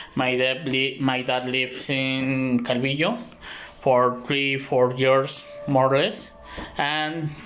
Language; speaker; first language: English; non-native, learner; Spanish